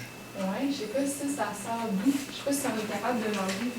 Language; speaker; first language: French; native; French